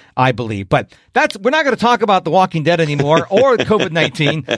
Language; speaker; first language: English; native; English